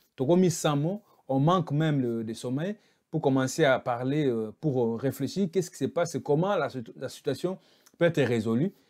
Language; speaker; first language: French; non-native, local second language; Lingala